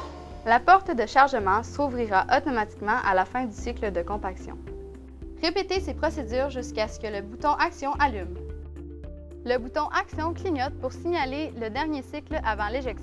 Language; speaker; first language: French; native; French